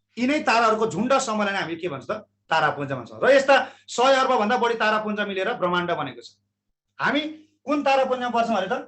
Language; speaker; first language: Nepali; native; Nepali